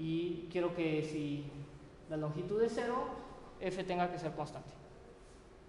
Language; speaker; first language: Spanish; native; Spanish